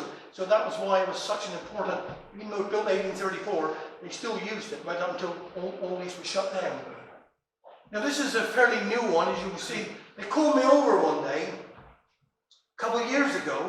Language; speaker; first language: English; native; English